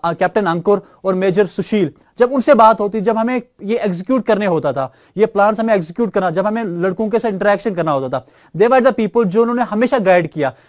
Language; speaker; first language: Hindi; non-native, local second language; Kashmiri